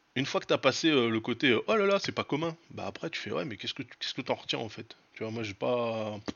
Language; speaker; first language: French; native; French